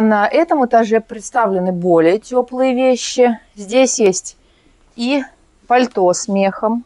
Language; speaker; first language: Russian; native; Russian